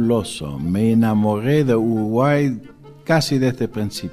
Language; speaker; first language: Spanish; non-native, fluent; Dutch